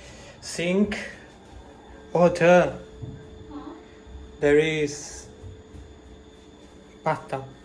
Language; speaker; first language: English; non-native, learner; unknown